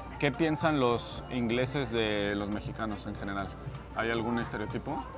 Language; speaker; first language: Spanish; native; Spanish